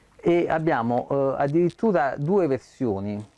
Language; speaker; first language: Italian; native; Italian